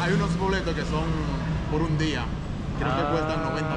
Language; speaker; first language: Spanish; native; Spanish